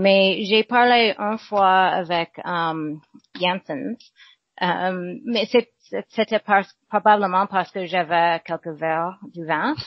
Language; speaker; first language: French; non-native, learner; English